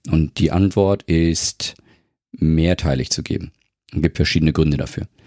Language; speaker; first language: German; native; German